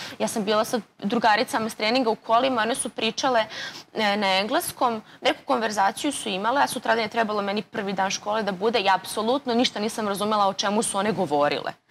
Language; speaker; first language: Serbian; native; Serbian